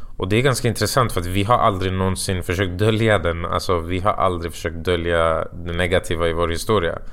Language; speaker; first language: Swedish; early bilingual, other home language; Persian